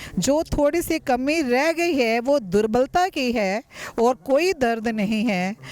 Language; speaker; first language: Hindi; native; Hindi